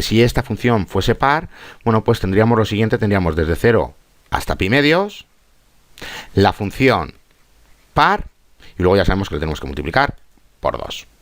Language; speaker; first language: Spanish; native; Spanish